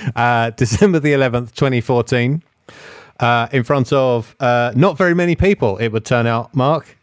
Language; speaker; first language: English; native; English